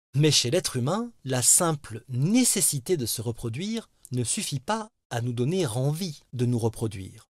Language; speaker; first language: French; native; French